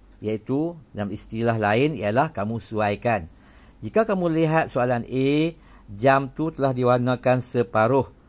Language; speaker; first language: Malay; native; Malay